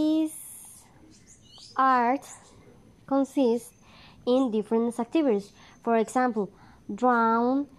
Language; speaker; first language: English; non-native, learner; Spanish